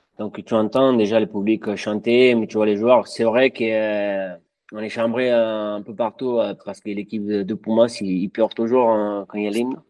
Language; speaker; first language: French; non-native, fluent; Spanish